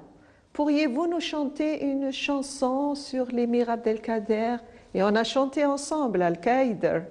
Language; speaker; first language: French; non-native, local second language; Arabic